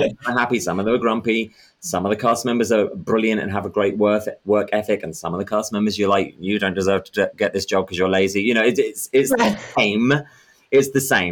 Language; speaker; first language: English; native; English